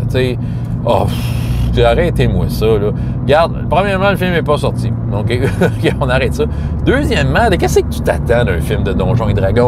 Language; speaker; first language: French; native; French